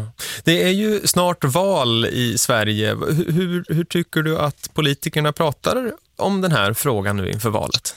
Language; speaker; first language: Swedish; native; Swedish